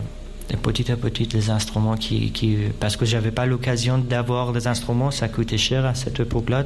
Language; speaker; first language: French; non-native, fluent; Persian